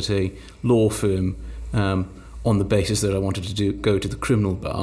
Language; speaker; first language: English; native; English